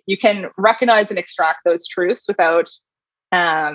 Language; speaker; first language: English; native; English